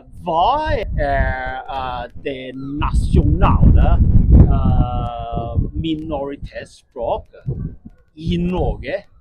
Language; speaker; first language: Norwegian; non-native, learner; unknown